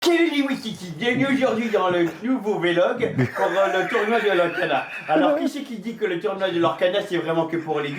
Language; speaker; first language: French; native; French